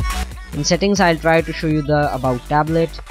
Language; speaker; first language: English; non-native, local second language; Hindi